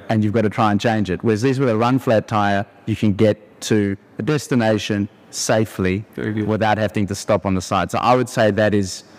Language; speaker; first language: English; native; English